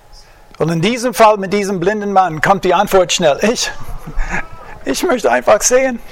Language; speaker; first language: German; non-native, fluent; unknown